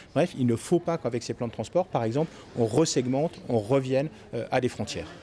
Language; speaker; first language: French; native; French